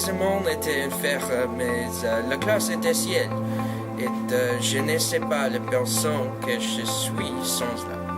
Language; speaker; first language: French; non-native, learner; English